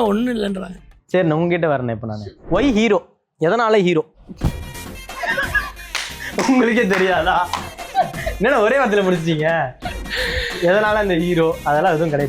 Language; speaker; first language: Tamil; native; Tamil